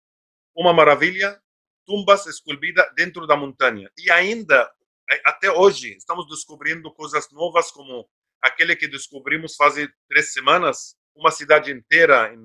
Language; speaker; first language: Portuguese; non-native, fluent; Arabic